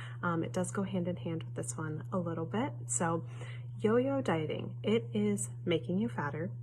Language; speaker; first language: English; native; English